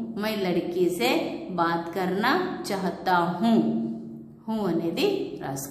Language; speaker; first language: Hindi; non-native, local second language; Telugu